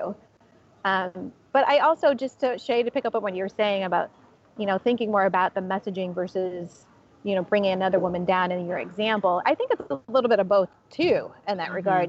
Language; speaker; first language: English; native; English